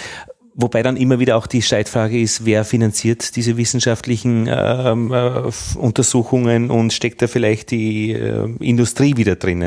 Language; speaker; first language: German; native; German